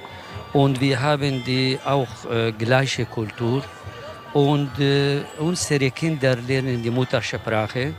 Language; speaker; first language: German; non-native, learner; Kurdish